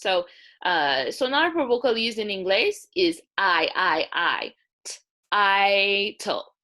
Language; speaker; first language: Spanish; non-native, learner; English